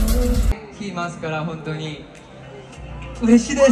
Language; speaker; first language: Japanese; non-native, learner; Thai